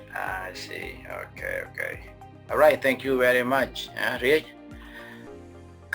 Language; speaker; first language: English; non-native, fluent; Khmer